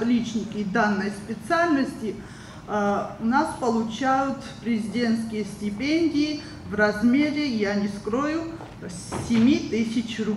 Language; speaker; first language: Russian; non-native, local second language; Ossetic